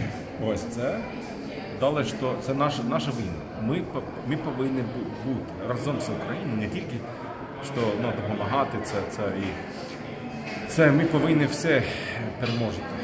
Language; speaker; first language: Ukrainian; non-native, learner; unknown